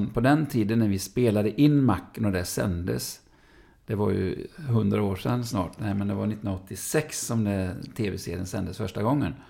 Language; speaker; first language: Swedish; native; Swedish